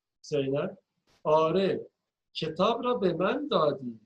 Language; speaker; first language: Persian; non-native, fluent; Turkish